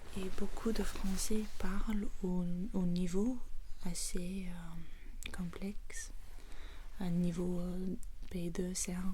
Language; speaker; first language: French; non-native, fluent; English